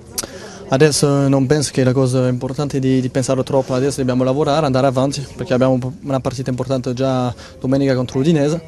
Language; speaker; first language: Italian; non-native, fluent; French